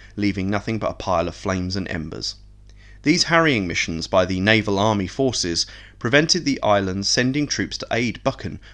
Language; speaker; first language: English; native; English